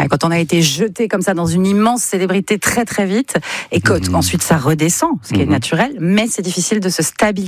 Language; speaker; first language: French; native; French